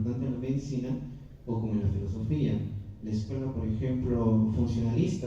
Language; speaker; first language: Spanish; native; Spanish